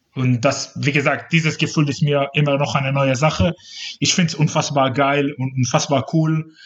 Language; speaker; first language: German; non-native, fluent; Hebrew